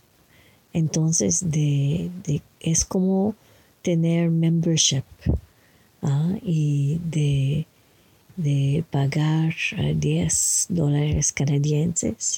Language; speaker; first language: Spanish; non-native, learner; English